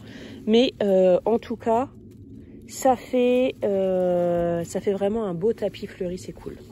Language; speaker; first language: French; native; French